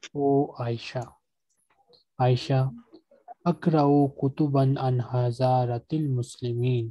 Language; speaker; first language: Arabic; non-native, fluent; Urdu